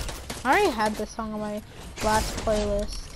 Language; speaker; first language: English; native; English